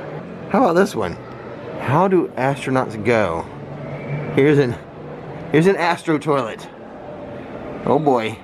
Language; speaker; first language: English; native; English